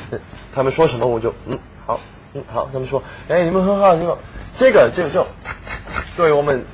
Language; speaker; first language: Chinese; non-native, learner; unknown